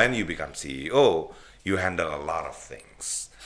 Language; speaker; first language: English; non-native, fluent; Indonesian